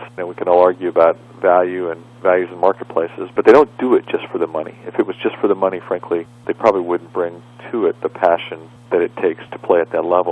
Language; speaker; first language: English; native; English